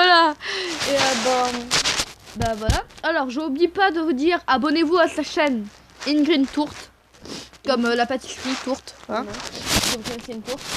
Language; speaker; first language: French; native; French